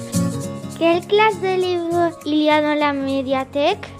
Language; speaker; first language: French; non-native, learner; Spanish